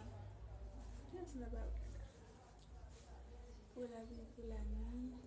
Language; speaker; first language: French; non-native, learner; Haitian Creole